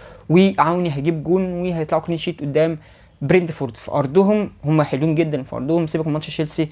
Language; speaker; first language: Arabic; native; Arabic